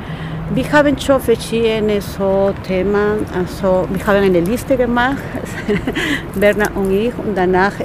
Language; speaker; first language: German; non-native, fluent; Spanish